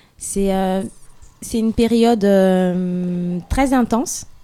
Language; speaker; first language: French; native; French